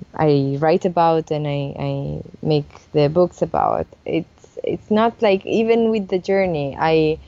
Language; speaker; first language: English; non-native, fluent; Italian